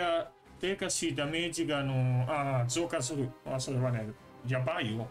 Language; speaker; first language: Japanese; non-native, fluent; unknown